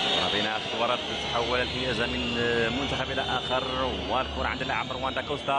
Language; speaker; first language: Arabic; native; Arabic